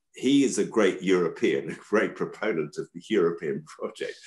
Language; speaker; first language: English; native; English